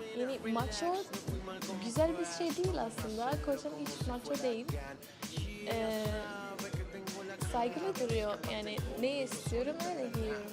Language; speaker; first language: Turkish; non-native, learner; English